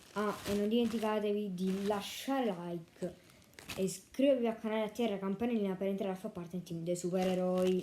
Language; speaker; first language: Italian; native; Italian